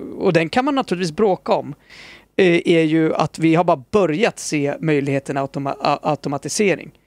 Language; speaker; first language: Swedish; native; Swedish